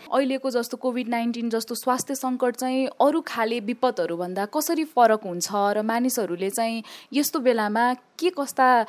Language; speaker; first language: Nepali; native; Nepali